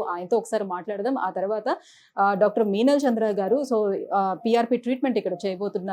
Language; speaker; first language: Telugu; native; Telugu